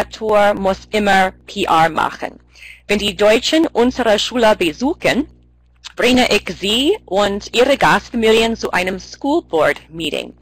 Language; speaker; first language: German; non-native, fluent; English